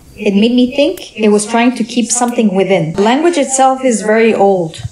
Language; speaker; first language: English; native; English